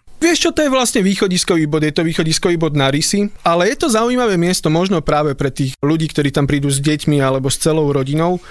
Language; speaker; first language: Slovak; native; Slovak